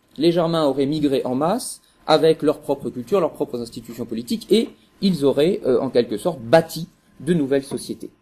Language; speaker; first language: French; native; French